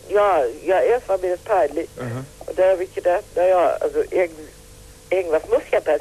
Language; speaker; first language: German; native; German